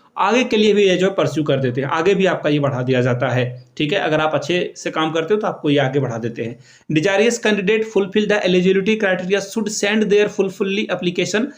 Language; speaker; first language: Hindi; native; Hindi